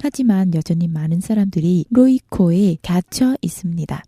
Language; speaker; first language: Korean; non-native, fluent; Vietnamese